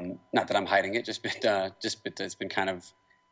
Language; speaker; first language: English; native; English